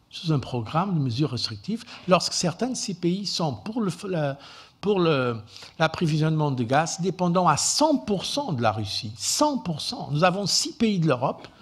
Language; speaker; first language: French; non-native, fluent; Portuguese